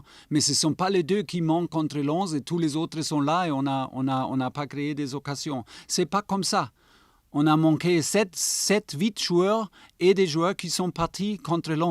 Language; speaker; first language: French; non-native, fluent; German